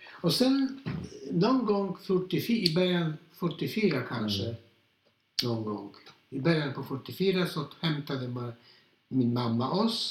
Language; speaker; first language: Swedish; non-native, fluent; Polish